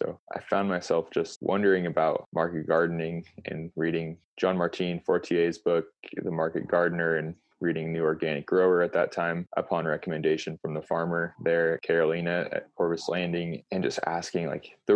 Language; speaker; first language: English; native; English